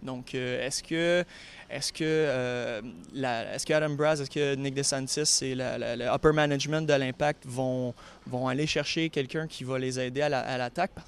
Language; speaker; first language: French; native; French